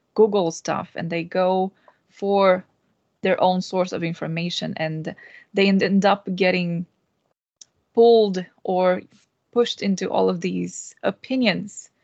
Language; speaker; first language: English; non-native, fluent; Portuguese